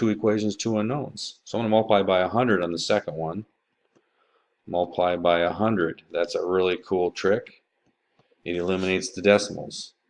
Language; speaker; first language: English; native; English